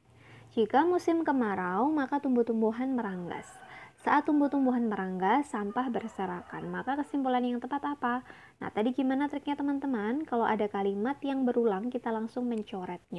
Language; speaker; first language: Indonesian; native; Indonesian